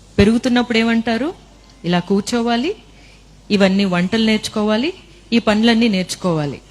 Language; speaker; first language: Telugu; native; Telugu